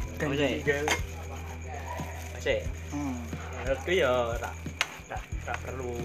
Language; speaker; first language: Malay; non-native, local second language; Javanese